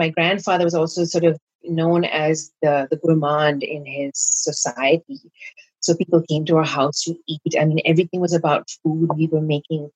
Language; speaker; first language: English; non-native, local second language; Gujarati